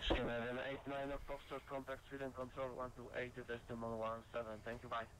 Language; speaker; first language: English; non-native, learner; Polish